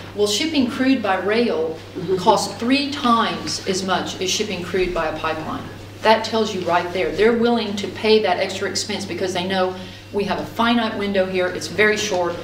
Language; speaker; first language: English; native; English